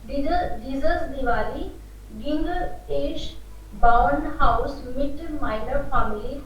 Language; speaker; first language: German; non-native, learner; Hindi